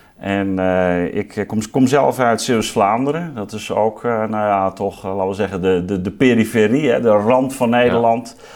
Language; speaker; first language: Dutch; native; Dutch